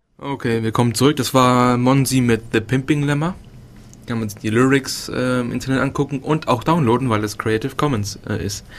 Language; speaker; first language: German; native; German